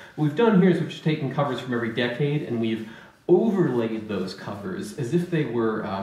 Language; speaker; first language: English; native; English